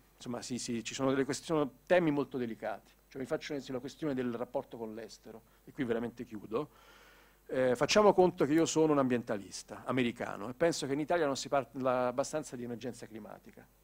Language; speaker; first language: Italian; native; Italian